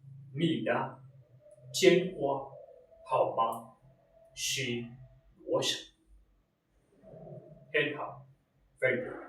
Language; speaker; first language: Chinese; non-native, fluent; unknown